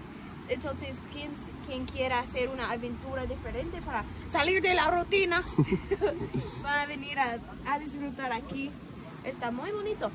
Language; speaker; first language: Spanish; non-native, fluent; English